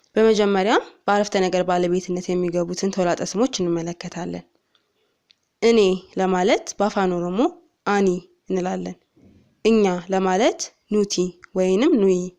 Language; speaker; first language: Amharic; non-native, local second language; Oromo